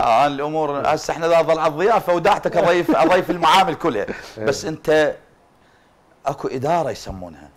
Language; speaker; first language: Arabic; native; Arabic